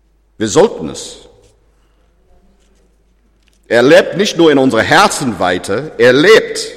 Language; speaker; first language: German; non-native, fluent; English